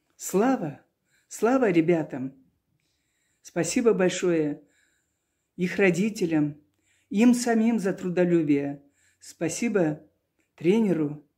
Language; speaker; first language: Russian; non-native, local second language; Karachay-Balkar